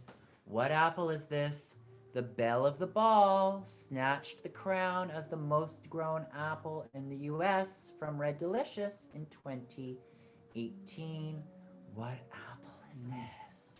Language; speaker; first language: English; native; English